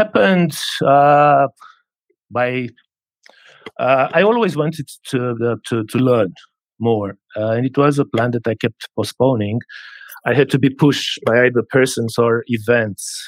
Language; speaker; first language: English; non-native, fluent; Romanian